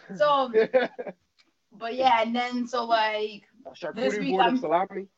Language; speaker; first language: English; early bilingual, other home language; Russian